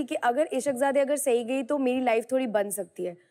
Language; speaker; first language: Hindi; native; Hindi